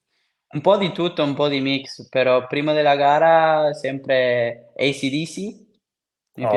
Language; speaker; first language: Italian; non-native, fluent; Swiss German